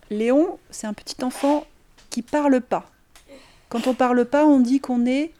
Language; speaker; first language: French; native; French